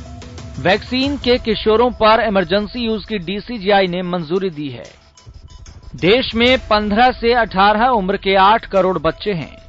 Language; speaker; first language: Hindi; native; Hindi